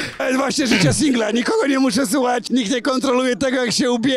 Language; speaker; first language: Polish; native; Polish